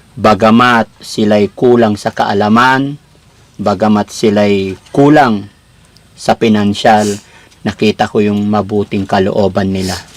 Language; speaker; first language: Filipino; native; Filipino